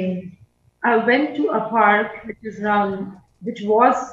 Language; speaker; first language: English; non-native, local second language; Hindi